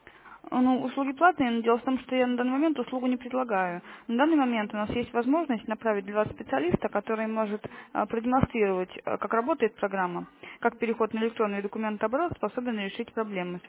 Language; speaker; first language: Russian; native; Russian